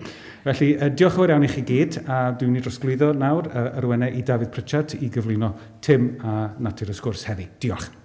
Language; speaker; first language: Welsh; native; Welsh